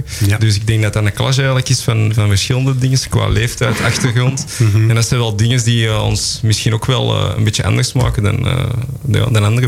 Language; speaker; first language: Dutch; native; Dutch